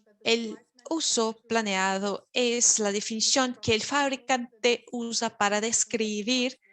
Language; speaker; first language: Spanish; non-native, fluent; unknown